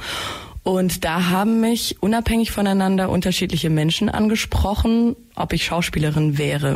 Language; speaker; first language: German; native; German